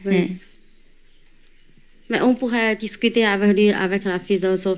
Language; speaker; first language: French; non-native, fluent; Chinese